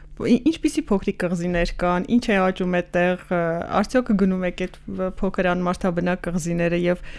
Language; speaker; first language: Armenian; native; Armenian